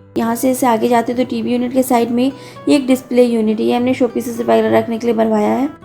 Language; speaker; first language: Hindi; native; Hindi